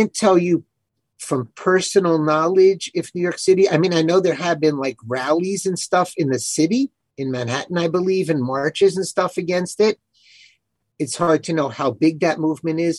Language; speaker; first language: English; native; English